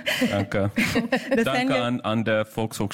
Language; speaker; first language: German; non-native, fluent; English